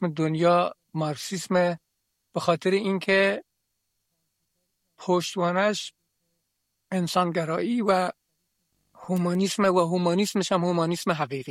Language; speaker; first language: Persian; native; Persian